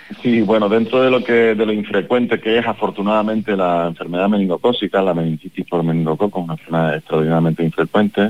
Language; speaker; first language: Spanish; native; Spanish